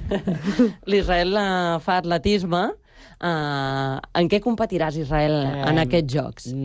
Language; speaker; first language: Catalan; native; Catalan